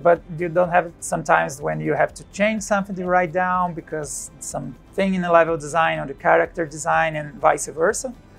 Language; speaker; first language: English; non-native, fluent; Portuguese